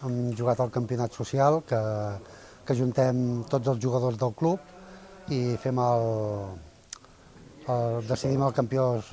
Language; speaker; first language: Catalan; native; Catalan